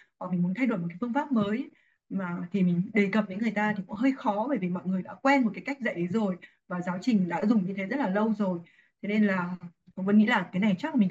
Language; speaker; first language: Vietnamese; native; Vietnamese